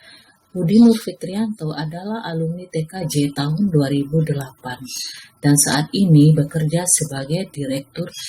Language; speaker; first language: Indonesian; native; Indonesian